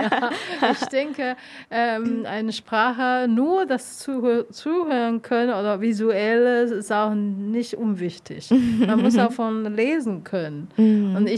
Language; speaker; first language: German; non-native, learner; Chinese